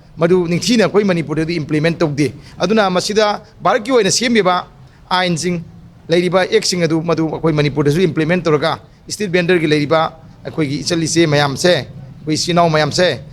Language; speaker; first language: Manipuri; native; Manipuri